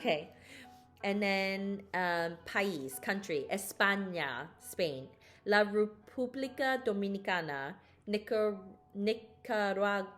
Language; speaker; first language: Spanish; non-native, learner; English